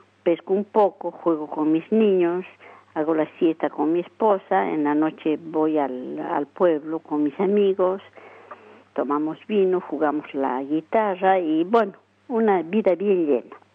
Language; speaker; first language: Spanish; native; Spanish